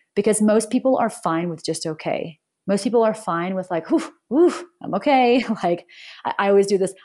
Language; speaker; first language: English; native; English